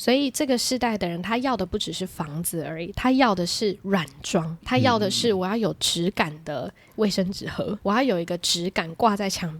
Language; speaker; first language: Chinese; native; Chinese